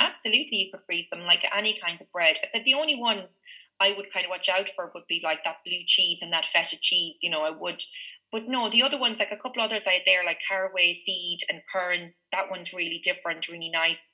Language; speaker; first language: English; native; English